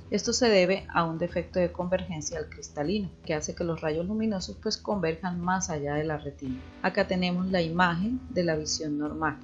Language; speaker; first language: Spanish; native; Spanish